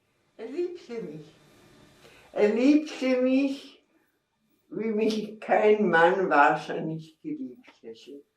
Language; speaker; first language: German; non-native, fluent; Czech